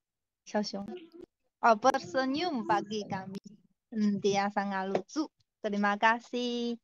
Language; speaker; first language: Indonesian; non-native, learner; Chinese